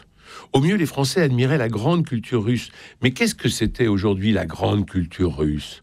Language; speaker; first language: French; native; French